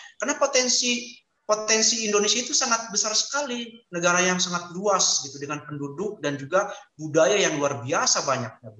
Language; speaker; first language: Indonesian; native; Indonesian